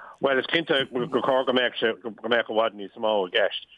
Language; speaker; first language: Irish; non-native, local second language; English